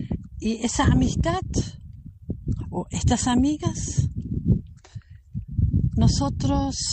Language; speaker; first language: Spanish; non-native, fluent; German